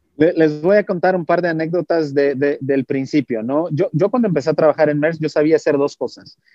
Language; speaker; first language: Spanish; non-native, fluent; Portuguese